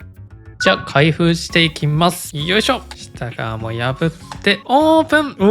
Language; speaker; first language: Japanese; native; Japanese